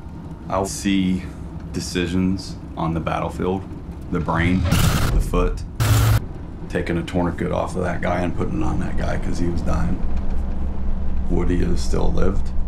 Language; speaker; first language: English; native; English